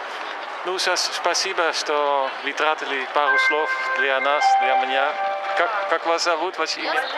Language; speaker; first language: Russian; non-native, fluent; Dutch